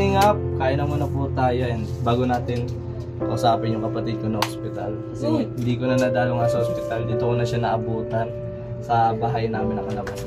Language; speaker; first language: Filipino; non-native, local second language; Bikol